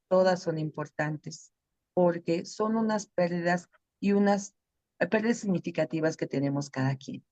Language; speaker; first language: Spanish; native; Spanish